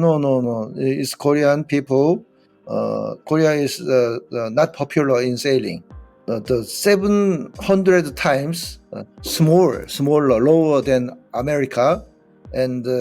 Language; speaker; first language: English; non-native, learner; Korean